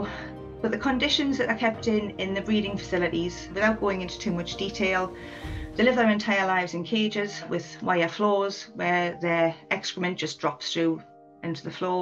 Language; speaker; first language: English; native; English